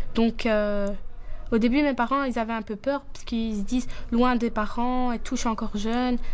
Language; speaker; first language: French; native; French